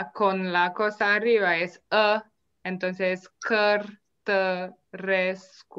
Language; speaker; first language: Spanish; non-native, fluent; Romanian